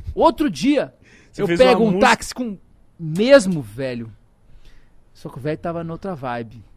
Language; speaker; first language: Portuguese; native; Portuguese